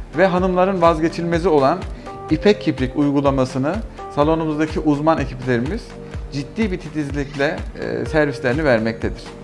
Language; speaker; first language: Turkish; early bilingual, heritage; Turkish